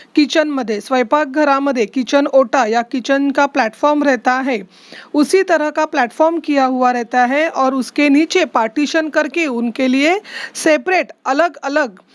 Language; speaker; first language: Hindi; non-native, local second language; Marathi